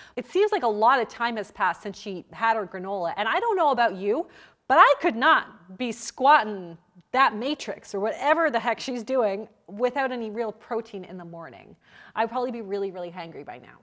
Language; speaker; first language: English; native; English